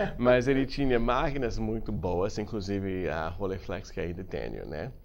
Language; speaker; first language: Portuguese; non-native, fluent; English